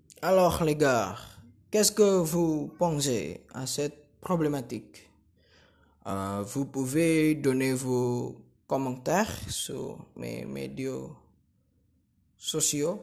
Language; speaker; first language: French; non-native, learner; Indonesian